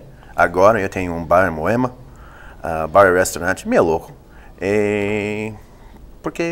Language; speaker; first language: Portuguese; non-native, fluent; English